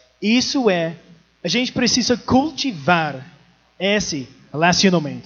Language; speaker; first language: Portuguese; non-native, learner; English